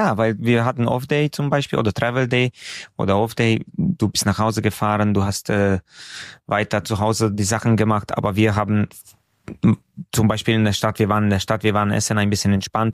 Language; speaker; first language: German; non-native, fluent; Hungarian